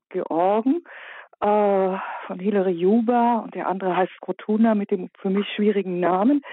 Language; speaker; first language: German; native; German